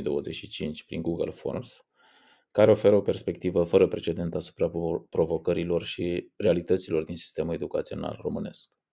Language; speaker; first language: Romanian; native; Romanian